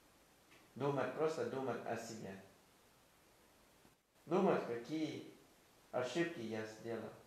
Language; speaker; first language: Russian; non-native, fluent; Thai